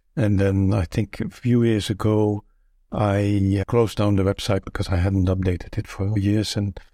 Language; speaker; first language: English; non-native, fluent; Dutch